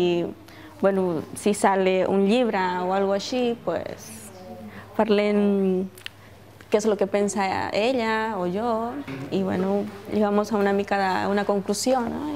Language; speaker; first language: Catalan; non-native, learner; Spanish